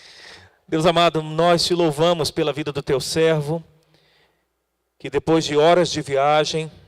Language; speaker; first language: Portuguese; native; Portuguese